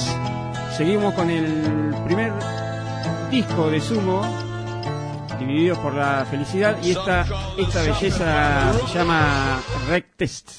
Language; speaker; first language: Spanish; native; Spanish